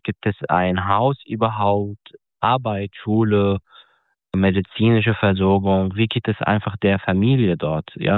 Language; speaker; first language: German; non-native, fluent; Arabic